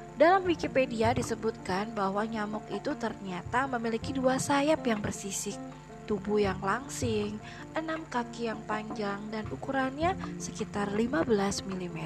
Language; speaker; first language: Indonesian; native; Indonesian